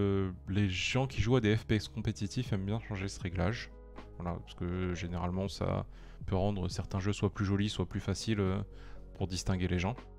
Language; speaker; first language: French; native; French